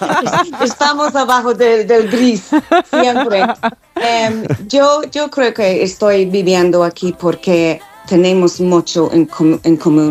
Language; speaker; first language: Spanish; non-native, fluent; English